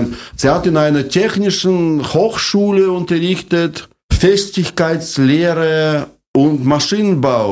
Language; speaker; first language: German; non-native, fluent; Russian